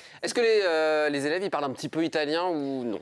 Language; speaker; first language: French; native; French